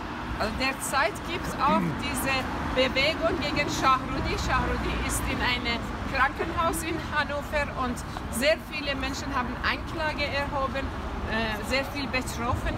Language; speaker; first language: German; non-native, fluent; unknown